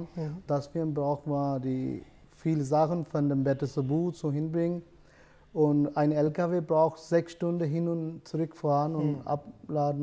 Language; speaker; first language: German; non-native, learner; Urdu